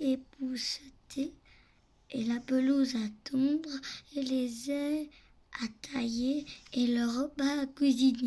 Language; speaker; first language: French; native; French